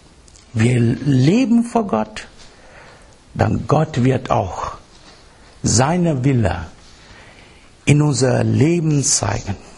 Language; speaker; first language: German; non-native, fluent; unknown